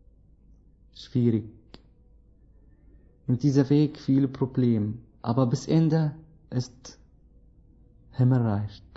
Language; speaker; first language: German; non-native, learner; Arabic